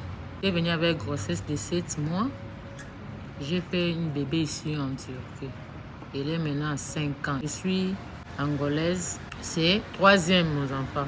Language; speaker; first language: French; non-native, learner; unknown